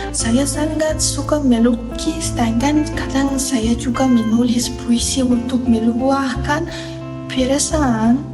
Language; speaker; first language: Malay; non-native, learner; Uzbek